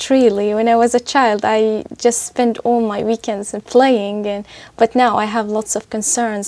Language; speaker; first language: English; non-native, fluent; Arabic